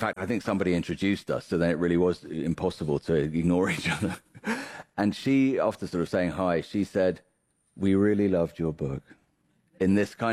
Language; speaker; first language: English; native; English